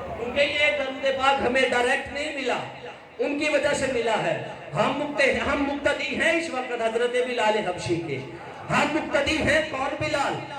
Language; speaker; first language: Urdu; non-native, local second language; Punjabi